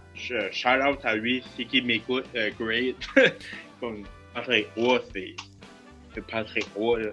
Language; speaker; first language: French; native; French